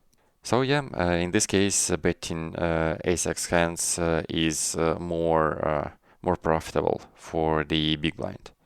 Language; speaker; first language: English; non-native, fluent; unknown